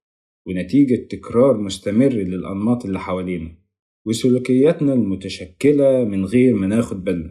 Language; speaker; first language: Arabic; native; Arabic